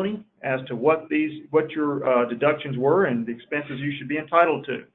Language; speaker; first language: English; native; English